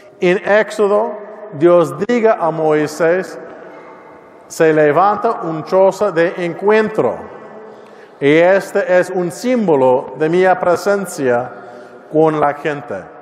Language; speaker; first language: Spanish; non-native, learner; English